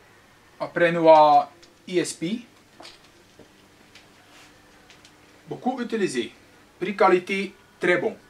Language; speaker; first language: French; non-native, local second language; Dutch